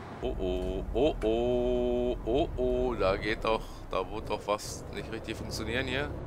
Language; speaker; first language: German; native; German